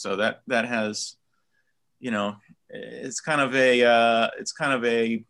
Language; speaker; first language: English; native; English